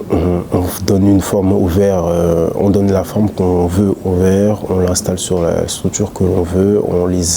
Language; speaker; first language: French; early bilingual, other home language; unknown